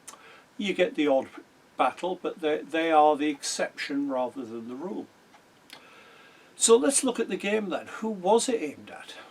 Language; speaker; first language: English; native; English